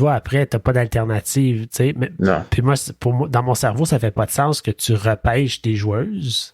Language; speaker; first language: French; native; French